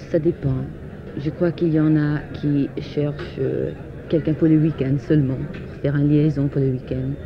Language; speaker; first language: French; non-native, fluent; English